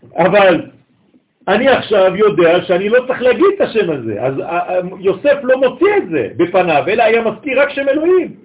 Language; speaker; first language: Hebrew; non-native, fluent; French